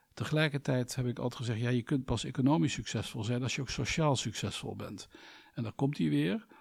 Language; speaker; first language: Dutch; native; Dutch